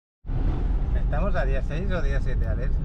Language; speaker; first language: Spanish; native; Spanish